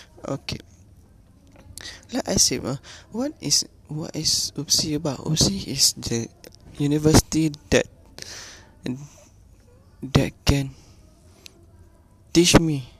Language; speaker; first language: English; non-native, learner; Malay